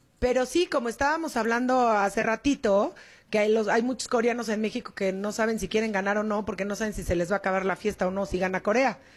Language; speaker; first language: Spanish; native; Spanish